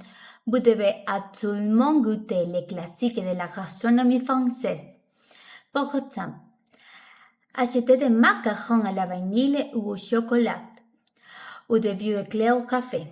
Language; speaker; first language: French; non-native, learner; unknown